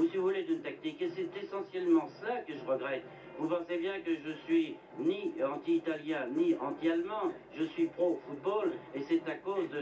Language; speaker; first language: French; native; French